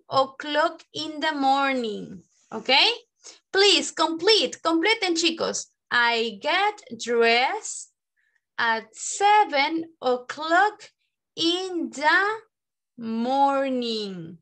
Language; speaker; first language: English; non-native, fluent; Spanish